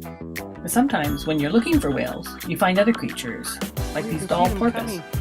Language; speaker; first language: English; native; English